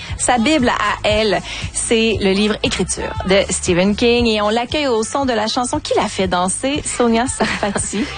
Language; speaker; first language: French; native; French